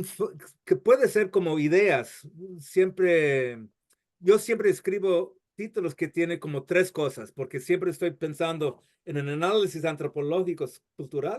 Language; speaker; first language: Spanish; non-native, fluent; English